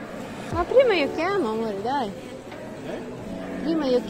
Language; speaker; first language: Italian; non-native, learner; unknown